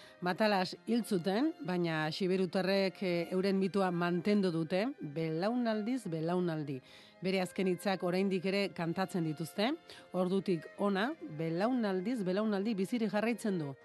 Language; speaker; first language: Basque; native; Basque